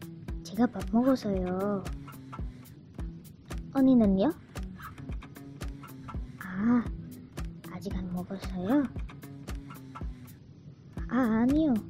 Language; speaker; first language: Korean; non-native, learner; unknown